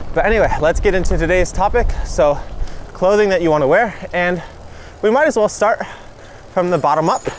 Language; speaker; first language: English; native; English